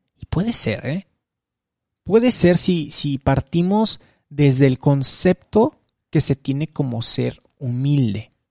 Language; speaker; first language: Spanish; native; Spanish